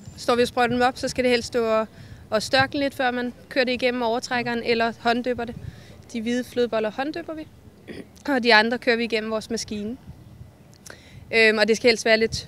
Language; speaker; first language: Danish; native; Danish